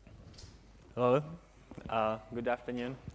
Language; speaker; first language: English; non-native, fluent; Czech